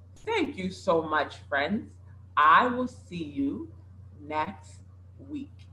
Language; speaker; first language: English; early bilingual, other home language; French